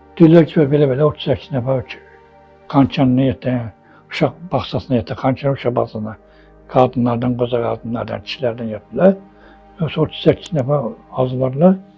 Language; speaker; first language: Azerbaijani; non-native, local second language; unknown